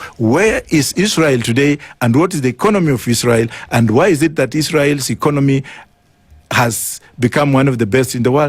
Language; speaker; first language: English; non-native, local second language; Luyia